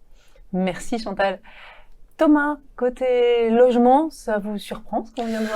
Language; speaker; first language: French; native; French